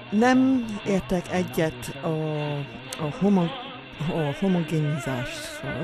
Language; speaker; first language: Hungarian; early bilingual, heritage; Hungarian